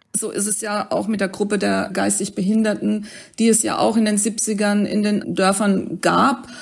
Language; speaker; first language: German; native; German